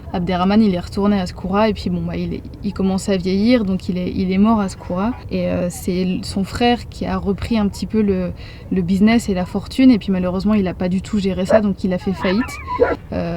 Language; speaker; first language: French; native; French